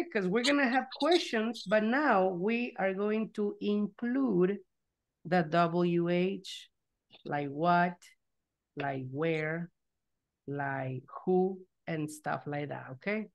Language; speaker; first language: English; non-native, fluent; Spanish